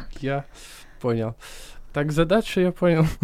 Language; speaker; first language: Russian; non-native, fluent; Arabic